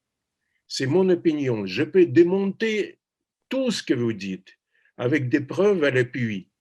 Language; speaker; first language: French; non-native, fluent; Russian